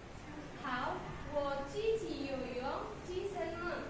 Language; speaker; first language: Chinese; non-native, learner; Indonesian